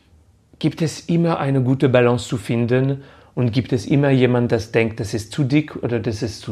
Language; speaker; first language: German; non-native, fluent; French